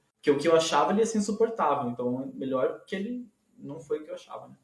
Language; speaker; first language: Portuguese; native; Portuguese